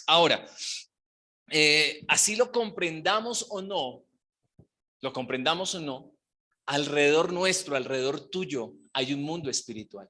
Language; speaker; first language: Spanish; native; Spanish